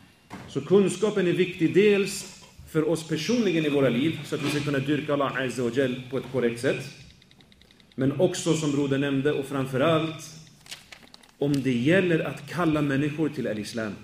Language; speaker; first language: Swedish; native; Swedish